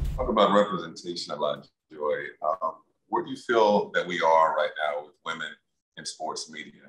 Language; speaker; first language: English; native; English